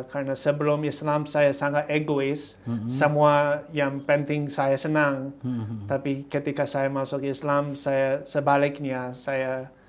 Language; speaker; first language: Indonesian; non-native, fluent; English